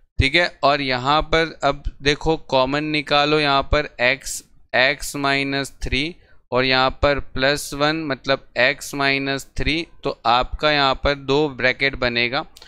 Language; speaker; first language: Hindi; non-native, local second language; Gujarati